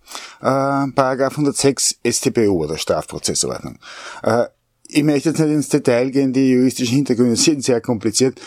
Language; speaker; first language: German; native; German